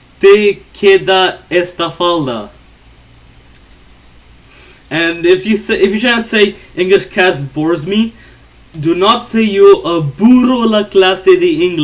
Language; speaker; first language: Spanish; non-native, learner; English